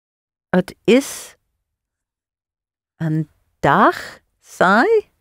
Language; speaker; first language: Dutch; non-native, learner; English